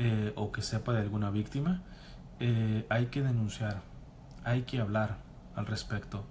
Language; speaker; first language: Spanish; native; Spanish